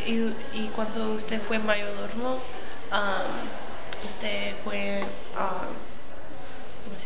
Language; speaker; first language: Spanish; early bilingual, other home language; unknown